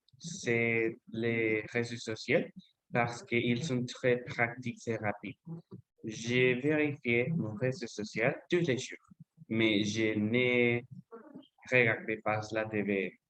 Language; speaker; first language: French; non-native, learner; Spanish